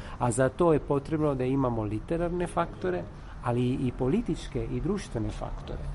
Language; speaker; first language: Serbian; non-native, fluent; Italian